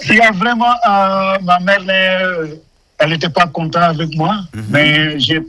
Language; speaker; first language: French; non-native, local second language; Wolof